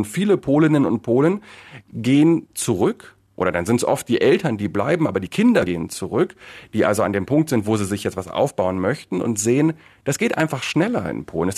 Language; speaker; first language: German; native; German